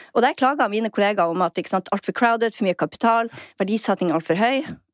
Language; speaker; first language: Norwegian; native; Norwegian